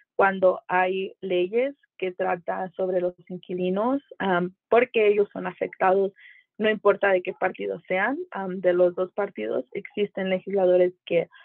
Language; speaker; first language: Spanish; native; Spanish